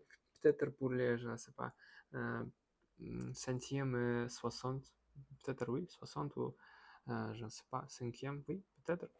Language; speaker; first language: French; non-native, learner; Russian